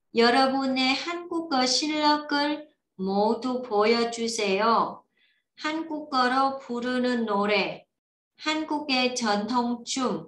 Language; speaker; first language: Korean; non-native, learner; Vietnamese